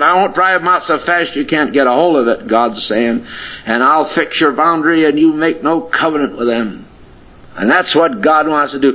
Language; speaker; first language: English; native; English